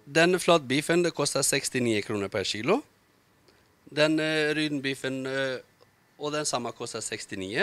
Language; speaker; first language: Norwegian; non-native, learner; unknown